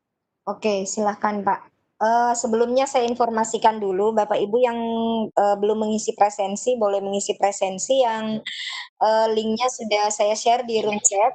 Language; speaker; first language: Indonesian; native; Indonesian